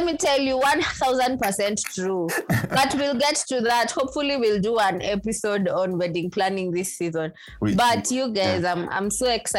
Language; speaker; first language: English; non-native, local second language; Swahili